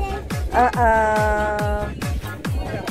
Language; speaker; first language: English; non-native, learner; Filipino